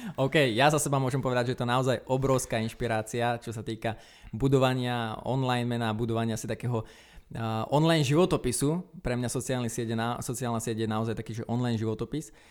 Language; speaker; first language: Slovak; native; Slovak